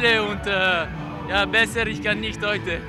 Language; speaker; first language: German; non-native, learner; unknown